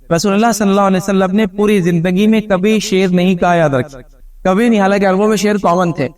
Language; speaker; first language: Urdu; native; Urdu